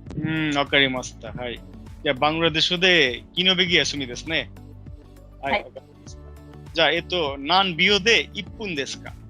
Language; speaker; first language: Japanese; non-native, fluent; Bangla